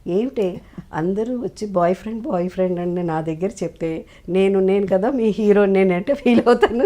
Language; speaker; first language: Telugu; native; Telugu